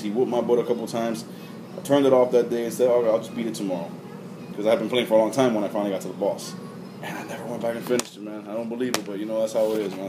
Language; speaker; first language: English; native; English